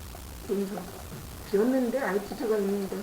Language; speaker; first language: Korean; native; Korean